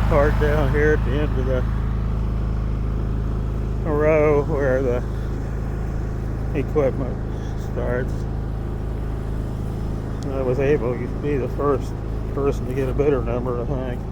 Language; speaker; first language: English; native; English